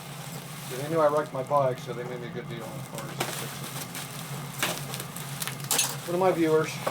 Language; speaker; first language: English; native; English